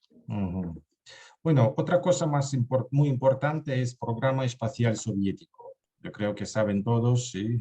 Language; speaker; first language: Spanish; non-native, fluent; Russian